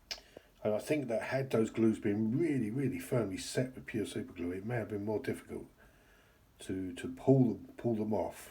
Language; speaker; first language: English; native; English